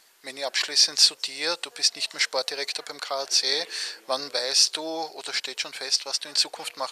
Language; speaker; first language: German; native; German